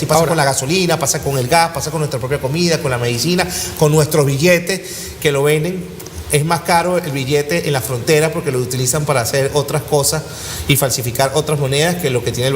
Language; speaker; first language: Spanish; native; Spanish